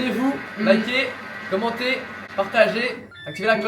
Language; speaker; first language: French; native; French